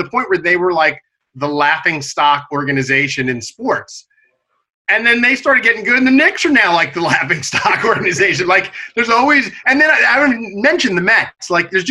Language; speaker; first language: English; native; English